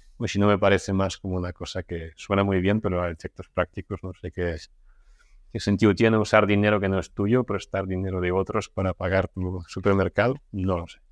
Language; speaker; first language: Spanish; non-native, fluent; Russian